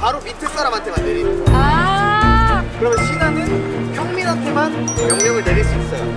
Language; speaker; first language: Korean; native; Korean